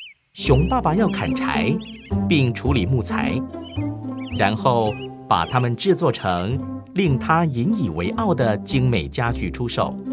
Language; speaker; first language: Chinese; native; Chinese